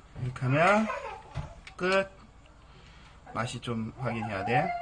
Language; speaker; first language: Korean; non-native, fluent; English